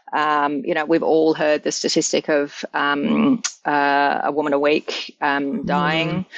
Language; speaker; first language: English; native; English